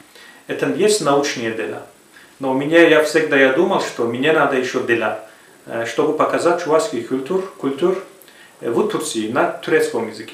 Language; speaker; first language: Russian; non-native, fluent; Turkish